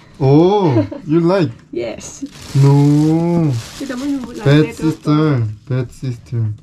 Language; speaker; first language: English; non-native, learner; Korean